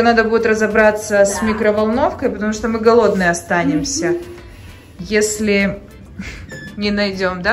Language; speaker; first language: Russian; native; Russian